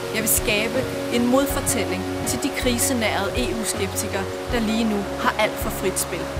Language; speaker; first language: Danish; early bilingual, other home language; Persian